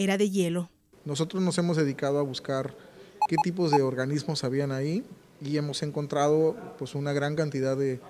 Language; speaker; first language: Spanish; native; Spanish